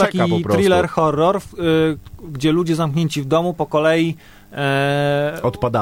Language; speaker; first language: Polish; native; Polish